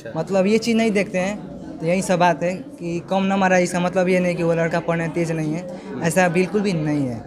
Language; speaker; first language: Hindi; native; Hindi